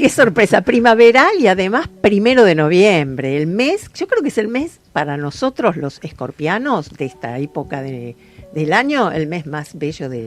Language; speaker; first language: Spanish; native; Spanish